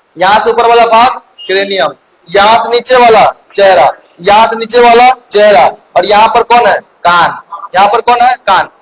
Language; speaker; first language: Hindi; native; Hindi